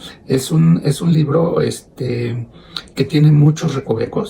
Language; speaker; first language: Spanish; native; Spanish